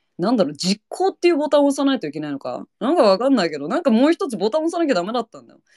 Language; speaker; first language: Japanese; non-native, fluent; English